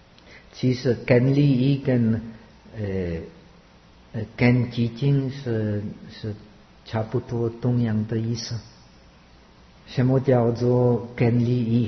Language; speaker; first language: Chinese; non-native, fluent; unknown